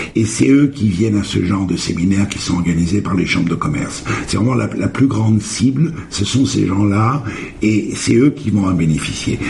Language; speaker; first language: French; native; French